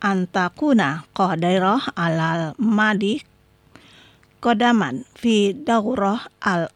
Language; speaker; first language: Arabic; non-native, fluent; Indonesian